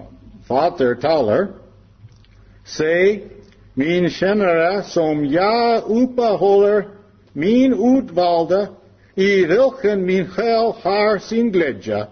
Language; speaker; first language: Swedish; non-native, learner; English